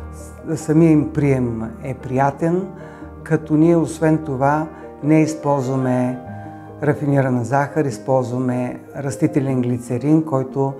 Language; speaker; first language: Bulgarian; native; Bulgarian